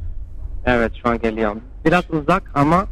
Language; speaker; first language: Turkish; non-native, fluent; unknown